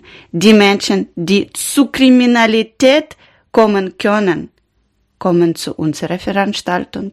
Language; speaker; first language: German; non-native, learner; Ukrainian